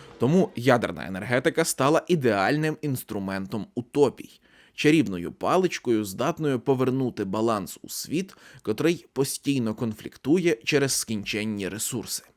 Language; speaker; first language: Ukrainian; native; Ukrainian